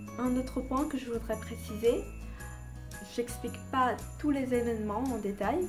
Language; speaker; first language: French; non-native, fluent; Vietnamese